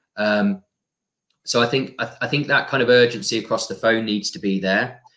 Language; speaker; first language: English; native; English